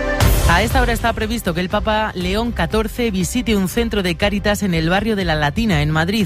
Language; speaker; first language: Spanish; native; Spanish